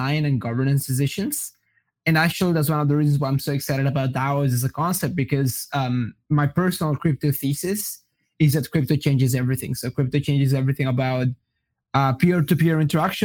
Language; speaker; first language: English; non-native, fluent; Portuguese